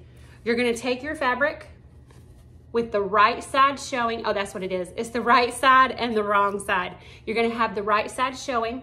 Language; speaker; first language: English; native; English